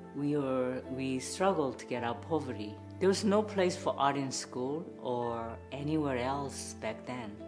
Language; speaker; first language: English; non-native, fluent; Korean